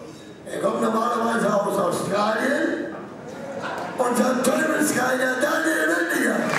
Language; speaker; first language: German; non-native, local second language; Romany